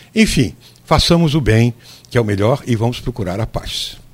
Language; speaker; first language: Portuguese; native; Portuguese